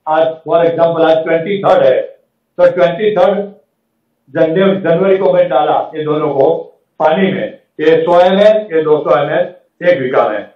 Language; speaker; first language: Hindi; non-native, local second language; Gujarati